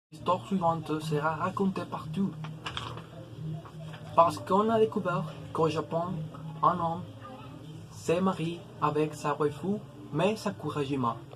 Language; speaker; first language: French; non-native, learner; Spanish